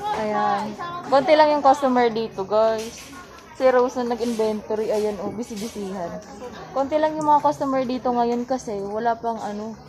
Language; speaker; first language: Filipino; native; Filipino